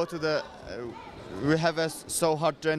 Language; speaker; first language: English; non-native, learner; Turkish